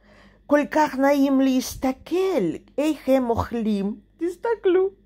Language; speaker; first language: Hebrew; non-native, fluent; Russian